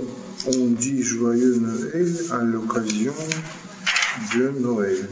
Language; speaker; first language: French; non-native, learner; Russian